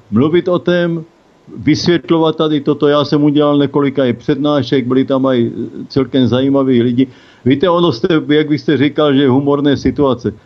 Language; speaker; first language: Czech; native; Czech